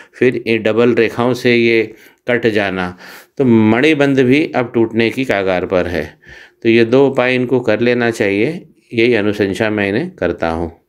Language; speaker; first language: Hindi; native; Hindi